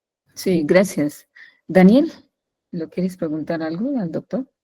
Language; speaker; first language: Spanish; non-native, fluent; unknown